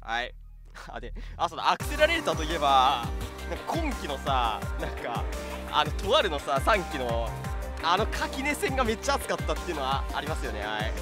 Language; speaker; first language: Japanese; native; Japanese